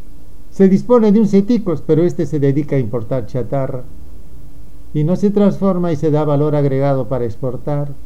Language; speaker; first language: Spanish; native; Spanish